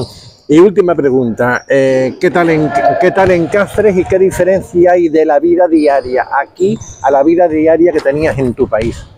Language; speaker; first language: Spanish; native; Spanish